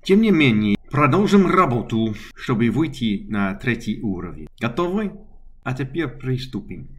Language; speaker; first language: Russian; non-native, learner; English